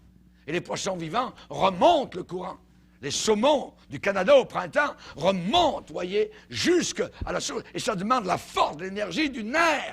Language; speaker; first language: French; native; French